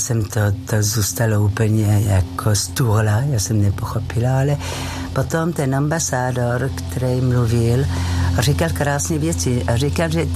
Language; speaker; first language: Czech; non-native, learner; French